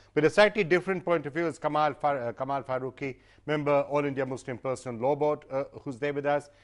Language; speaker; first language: English; non-native, local second language; Hindi